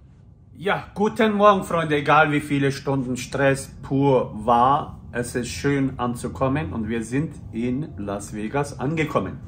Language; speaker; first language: German; early bilingual, other home language; Turkish